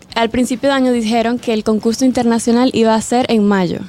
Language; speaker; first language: Spanish; native; Spanish